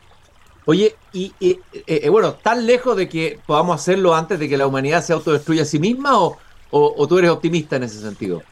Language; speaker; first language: Spanish; native; Spanish